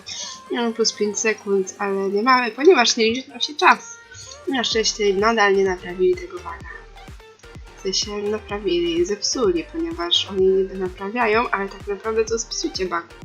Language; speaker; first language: Polish; native; Polish